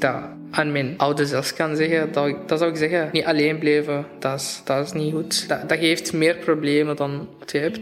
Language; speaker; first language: Dutch; non-native, fluent; Arabic